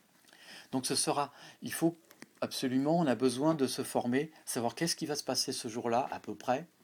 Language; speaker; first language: French; native; French